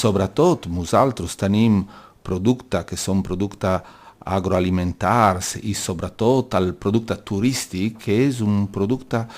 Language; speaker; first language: Catalan; non-native, local second language; Italian